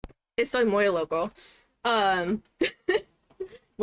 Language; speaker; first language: Spanish; non-native, learner; English